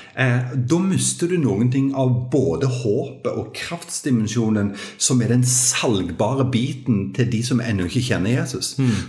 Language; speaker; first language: Norwegian; native; Norwegian